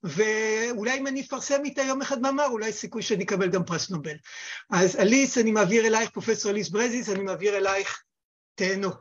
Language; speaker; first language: Hebrew; native; Hebrew